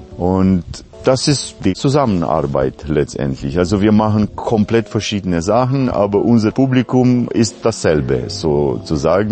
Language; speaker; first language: German; non-native, fluent; Romanian